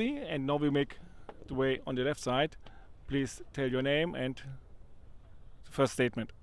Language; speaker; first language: English; non-native, learner; German